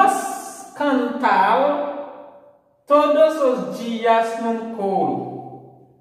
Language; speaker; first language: Portuguese; non-native, learner; Haitian Creole